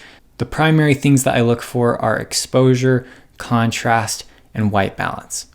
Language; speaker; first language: English; native; English